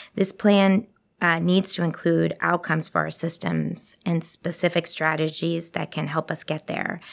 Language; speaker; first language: English; early bilingual, other home language; Spanish